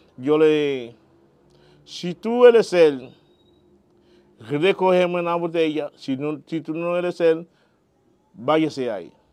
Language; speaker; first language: Spanish; non-native, learner; Haitian Creole